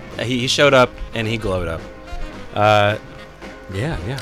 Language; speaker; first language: English; native; English